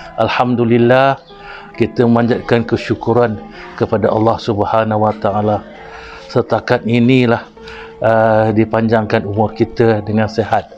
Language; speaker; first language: Malay; native; Malay